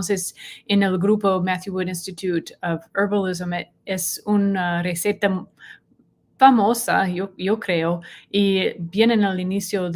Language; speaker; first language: Spanish; non-native, learner; English